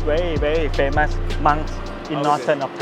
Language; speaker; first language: English; non-native, learner; Thai